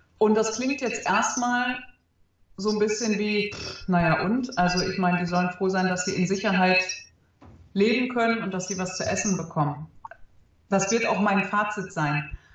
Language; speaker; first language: German; early bilingual, other home language; Arabic